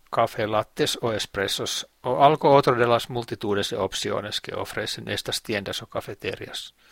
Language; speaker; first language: Spanish; non-native, fluent; Finnish